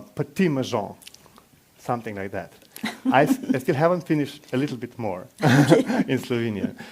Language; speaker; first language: English; non-native, fluent; Slovenian